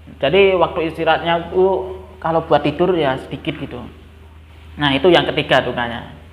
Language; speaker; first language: Indonesian; non-native, local second language; Javanese